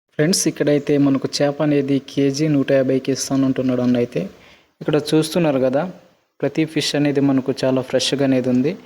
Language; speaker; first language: Telugu; non-native, local second language; Koya